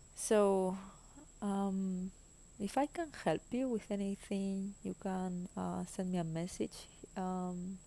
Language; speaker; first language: English; non-native, fluent; Spanish